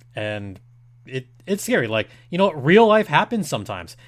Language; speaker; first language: English; early bilingual, other home language; Spanish